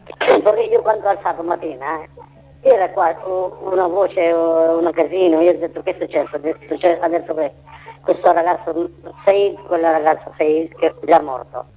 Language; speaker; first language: Italian; non-native, learner; Bangla